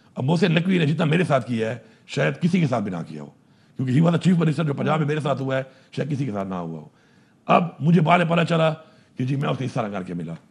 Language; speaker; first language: Urdu; non-native, local second language; Pashto